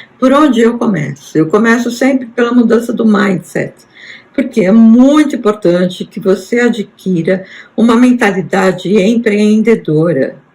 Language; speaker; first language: Portuguese; native; Portuguese